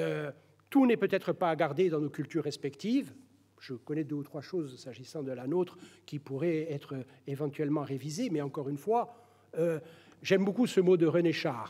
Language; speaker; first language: French; native; French